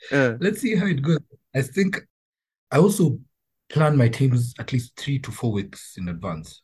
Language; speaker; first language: English; non-native, local second language; Luo (Kenya and Tanzania)